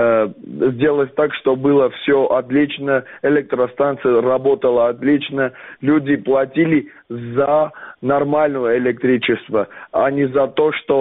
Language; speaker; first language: Russian; non-native, learner; Armenian